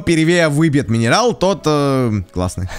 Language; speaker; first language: Russian; native; Russian